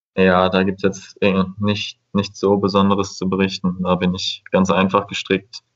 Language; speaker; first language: German; native; German